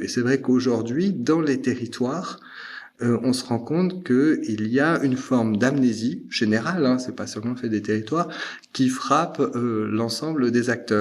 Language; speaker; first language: French; native; French